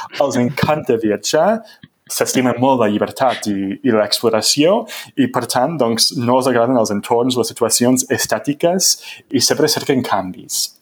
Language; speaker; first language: Catalan; non-native, fluent; English